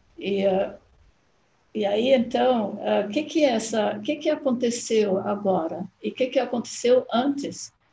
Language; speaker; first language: Portuguese; non-native, fluent; German